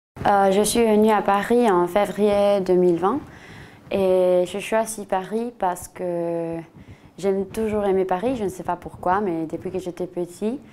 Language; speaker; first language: French; non-native, fluent; Spanish